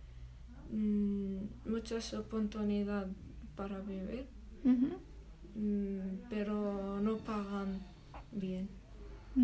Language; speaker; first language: Spanish; non-native, learner; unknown